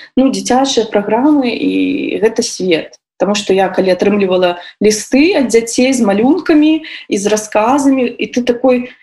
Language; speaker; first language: Belarusian; native; Belarusian